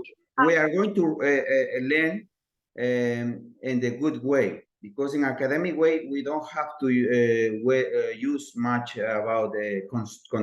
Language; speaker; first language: English; non-native, learner; Spanish